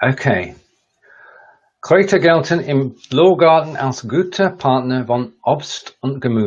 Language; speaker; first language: German; non-native, learner; English